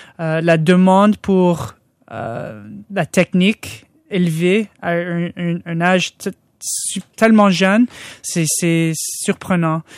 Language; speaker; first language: French; non-native, local second language; English